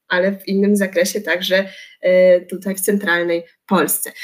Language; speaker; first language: Polish; native; Polish